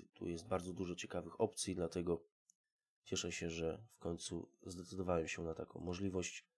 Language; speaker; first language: Polish; native; Polish